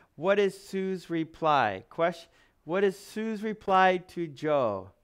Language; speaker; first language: English; native; English